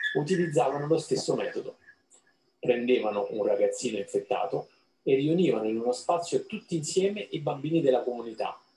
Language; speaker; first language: Italian; non-native, fluent; Albanian